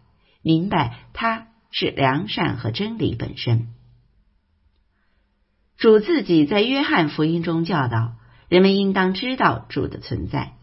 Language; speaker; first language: Chinese; native; Chinese